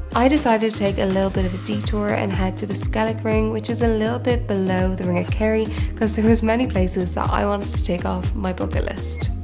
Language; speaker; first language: English; native; English